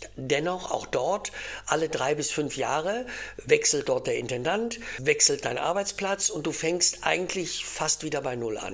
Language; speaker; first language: German; native; German